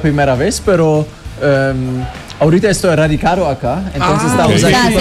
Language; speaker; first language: Spanish; non-native, fluent; German